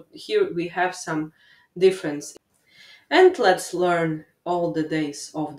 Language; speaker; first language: English; non-native, fluent; Latvian